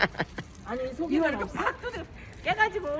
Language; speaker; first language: Korean; native; Korean